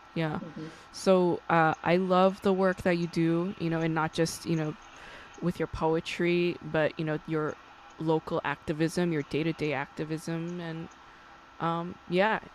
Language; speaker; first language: English; non-native, fluent; Korean